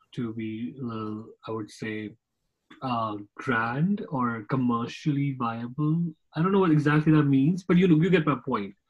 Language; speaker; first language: English; non-native, local second language; Kashmiri